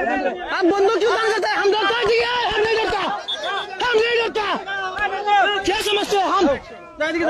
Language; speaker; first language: Hindi; non-native, learner; Bangla